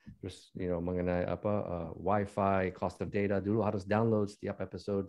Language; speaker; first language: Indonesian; non-native, fluent; English